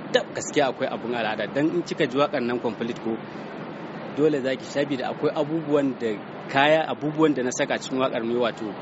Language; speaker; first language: Hausa; native; Hausa